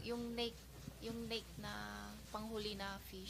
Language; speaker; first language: Filipino; non-native, learner; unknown